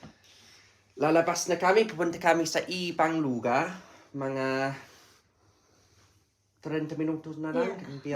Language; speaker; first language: Filipino; non-native, learner; English